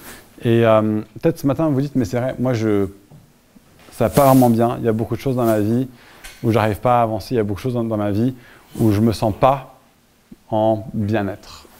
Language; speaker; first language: French; native; French